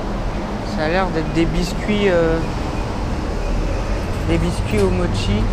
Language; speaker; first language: French; native; French